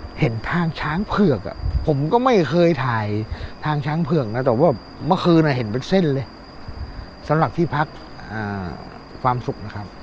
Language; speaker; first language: Thai; native; Thai